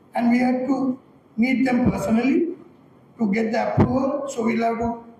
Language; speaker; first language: English; non-native, local second language; Sinhala